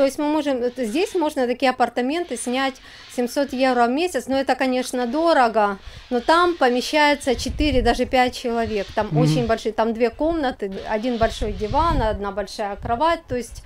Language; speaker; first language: Russian; native; Russian